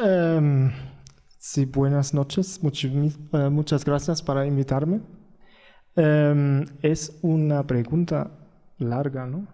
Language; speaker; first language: Spanish; non-native, learner; German